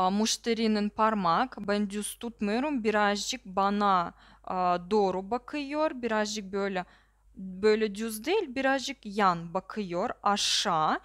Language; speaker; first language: Turkish; non-native, learner; Russian